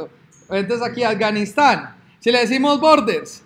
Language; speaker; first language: Spanish; native; Spanish